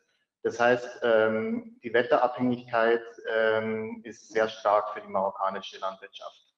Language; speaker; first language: German; native; German